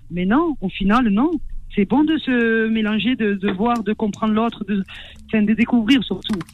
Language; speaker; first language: French; early bilingual, other home language; Arabic